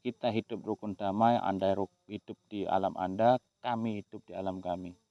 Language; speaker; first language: Indonesian; native; Indonesian